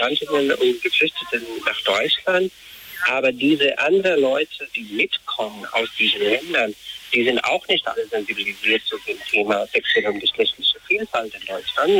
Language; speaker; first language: German; non-native, fluent; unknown